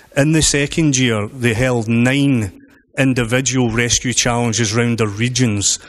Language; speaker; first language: English; native; English